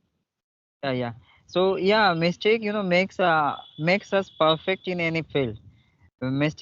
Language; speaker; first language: English; non-native, local second language; Hindi